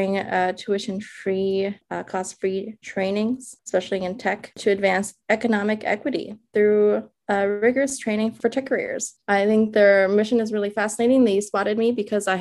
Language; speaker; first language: English; early bilingual, other home language; Chinese